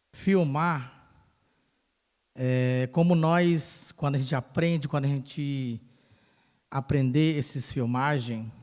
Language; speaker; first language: Portuguese; non-native, local second language; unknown